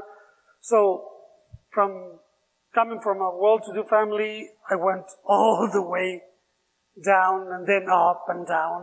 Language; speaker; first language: English; non-native, fluent; Spanish